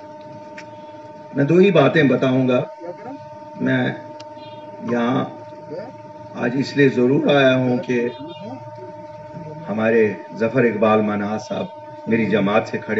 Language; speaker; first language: Hindi; non-native, local second language; Kashmiri